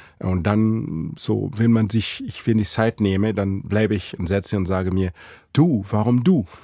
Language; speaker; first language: German; non-native, fluent; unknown